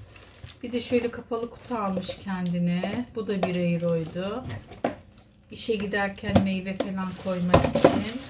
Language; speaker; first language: Turkish; native; Turkish